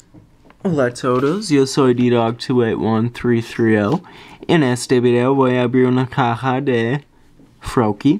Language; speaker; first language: Spanish; non-native, learner; English